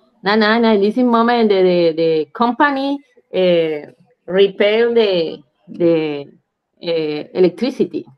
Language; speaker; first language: English; non-native, learner; Spanish